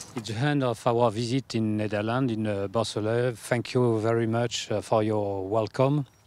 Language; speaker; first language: English; non-native, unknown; French